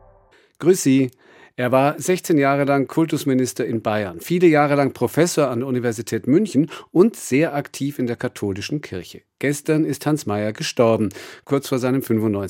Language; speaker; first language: German; native; German